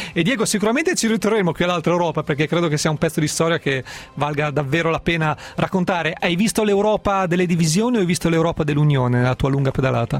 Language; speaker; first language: Italian; native; Italian